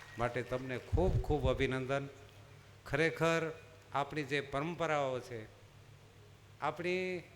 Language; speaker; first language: Gujarati; native; Gujarati